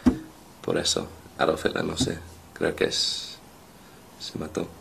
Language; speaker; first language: Spanish; non-native, fluent; English